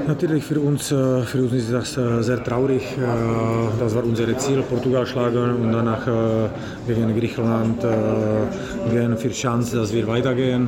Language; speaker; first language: German; non-native, learner; Czech